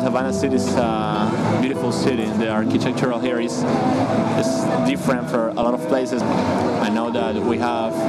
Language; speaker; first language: English; non-native, learner; Spanish